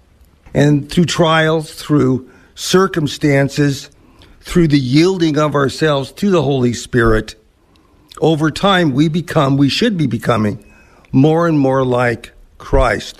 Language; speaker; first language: English; native; English